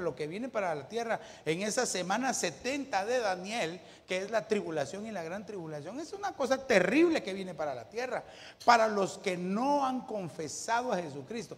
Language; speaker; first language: Spanish; native; Spanish